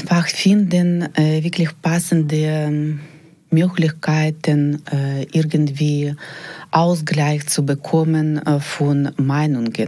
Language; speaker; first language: German; non-native, fluent; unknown